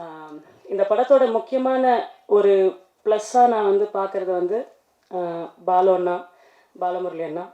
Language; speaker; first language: Tamil; native; Tamil